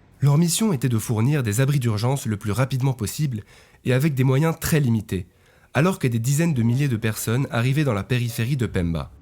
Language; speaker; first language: French; native; French